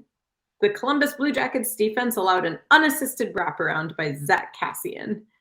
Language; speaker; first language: English; native; English